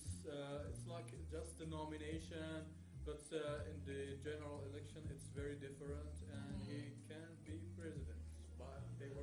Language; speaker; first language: English; non-native, fluent; Arabic